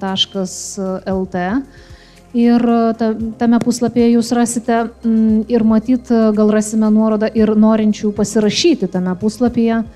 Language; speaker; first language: Lithuanian; native; Lithuanian